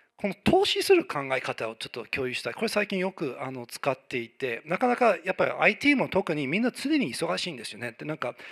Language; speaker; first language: Japanese; non-native, fluent; English